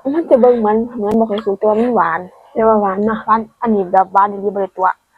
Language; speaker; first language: Thai; native; Thai